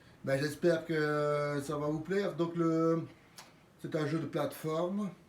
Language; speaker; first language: French; native; French